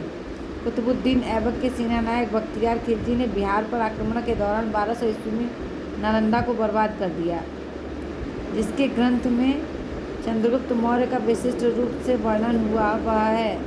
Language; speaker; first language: Hindi; native; Hindi